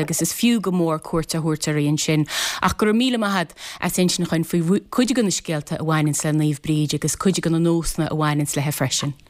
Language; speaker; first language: Irish; native; Irish